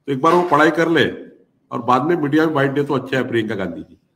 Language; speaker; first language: Hindi; non-native, local second language; Marathi